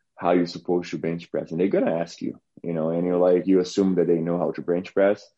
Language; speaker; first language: English; non-native, fluent; Portuguese